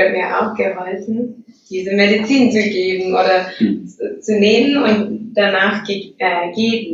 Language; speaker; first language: German; non-native, fluent; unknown